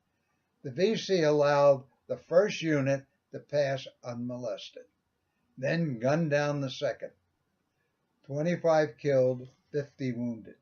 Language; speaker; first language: English; native; English